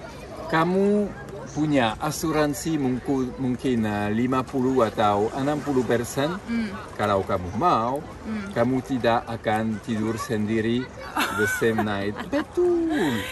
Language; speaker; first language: Indonesian; non-native, fluent; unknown